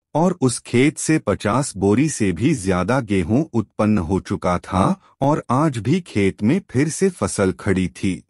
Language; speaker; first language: Hindi; native; Hindi